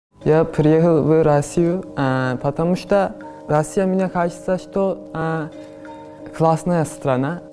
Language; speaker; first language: Russian; non-native, learner; Turkish